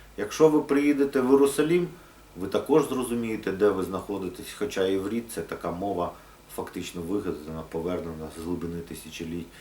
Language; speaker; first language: Ukrainian; non-native, local second language; Russian